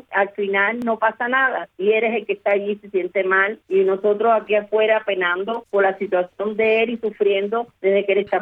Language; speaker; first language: Spanish; native; Spanish